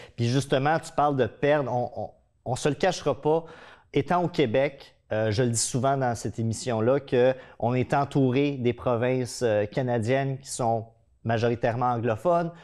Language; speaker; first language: French; native; French